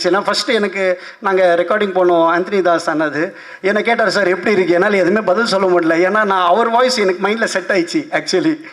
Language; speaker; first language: Tamil; non-native, local second language; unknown